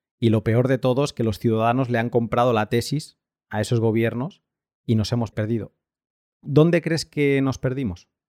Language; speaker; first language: Spanish; native; Spanish